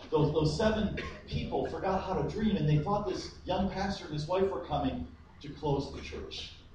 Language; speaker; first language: English; native; English